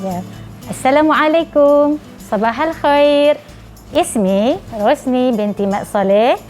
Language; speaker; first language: Arabic; non-native, fluent; Malay